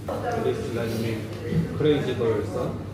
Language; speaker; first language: English; non-native, learner; Korean